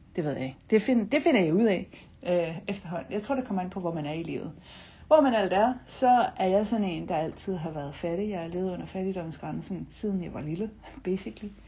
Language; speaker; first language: Danish; native; Danish